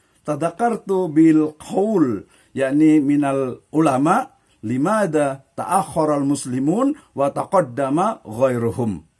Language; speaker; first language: Arabic; non-native, fluent; Indonesian